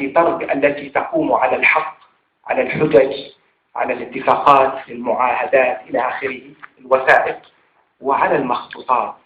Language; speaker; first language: Arabic; native; Arabic